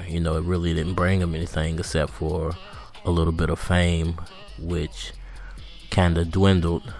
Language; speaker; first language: English; native; English